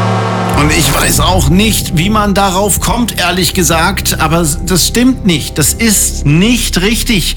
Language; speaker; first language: German; native; German